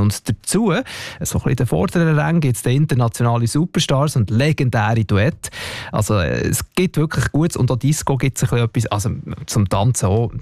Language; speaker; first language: German; native; German